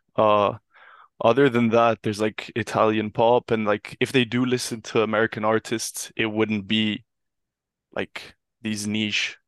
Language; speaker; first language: English; non-native, fluent; Italian